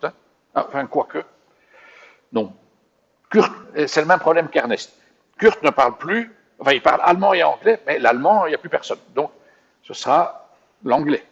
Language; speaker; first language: French; native; French